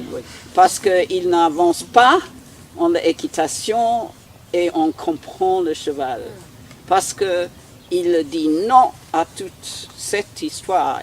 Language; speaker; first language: French; non-native, fluent; English